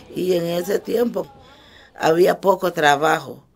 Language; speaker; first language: Spanish; early bilingual, other home language; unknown